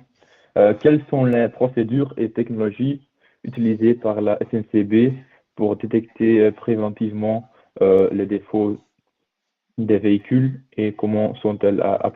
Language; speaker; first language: French; non-native, local second language; Dutch